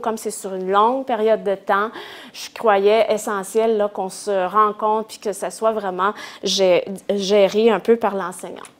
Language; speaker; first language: French; native; French